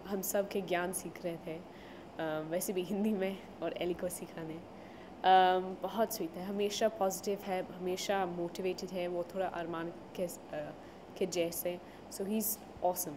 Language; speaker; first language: Hindi; non-native, learner; English